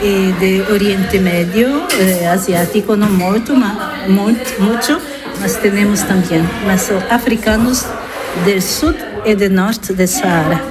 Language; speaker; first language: Spanish; non-native, fluent; Italian